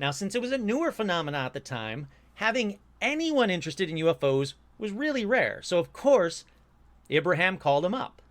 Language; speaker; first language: English; native; English